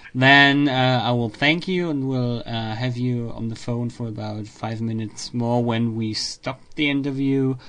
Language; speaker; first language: English; non-native, learner; German